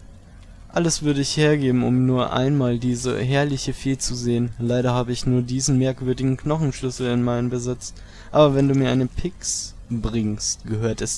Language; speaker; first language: German; native; German